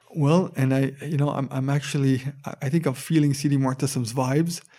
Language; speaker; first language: English; native; English